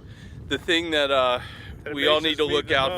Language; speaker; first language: English; native; English